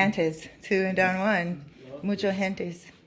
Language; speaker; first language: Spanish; non-native, learner; English